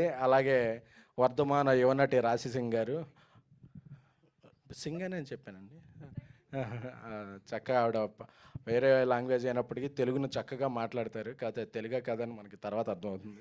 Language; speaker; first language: Telugu; native; Telugu